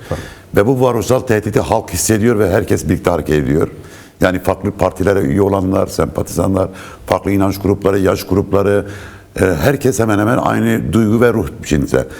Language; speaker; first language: Turkish; non-native, local second language; Kurdish